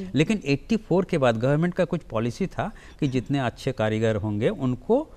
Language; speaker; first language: Hindi; native; Hindi